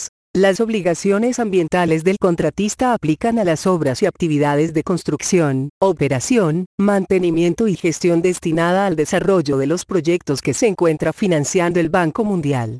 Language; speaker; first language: Spanish; native; Spanish